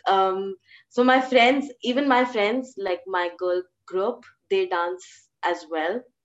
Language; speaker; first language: English; early bilingual, other home language; Hindi